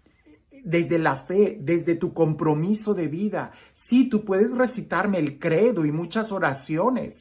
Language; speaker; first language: Spanish; native; Spanish